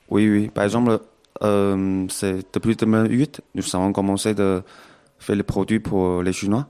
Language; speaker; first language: French; non-native, fluent; Chinese